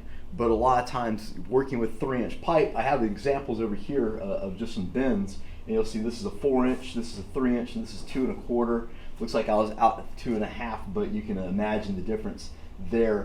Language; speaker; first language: English; native; English